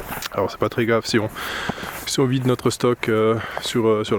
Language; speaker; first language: French; native; French